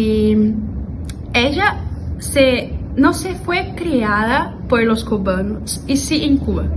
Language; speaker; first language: Spanish; non-native, learner; Portuguese